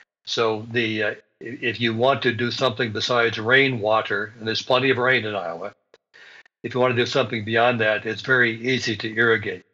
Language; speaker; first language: English; native; English